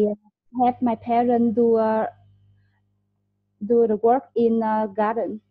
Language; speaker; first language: English; non-native, learner; Vietnamese